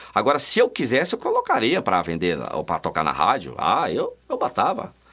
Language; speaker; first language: Portuguese; native; Portuguese